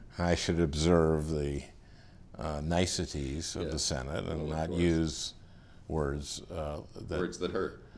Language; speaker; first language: English; native; English